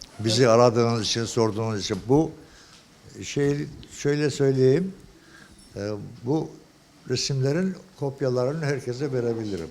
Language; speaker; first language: Turkish; non-native, local second language; Georgian